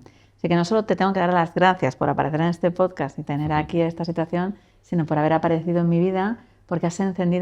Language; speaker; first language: Spanish; native; Spanish